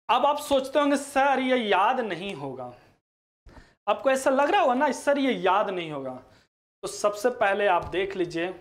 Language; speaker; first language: Hindi; native; Hindi